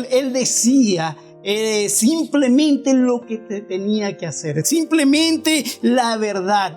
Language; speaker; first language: Spanish; native; Spanish